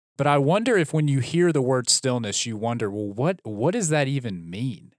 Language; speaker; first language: English; native; English